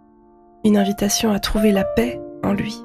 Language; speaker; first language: French; native; French